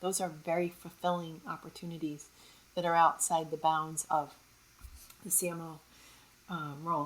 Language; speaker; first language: English; native; English